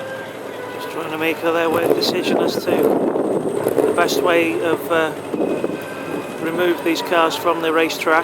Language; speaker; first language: English; native; English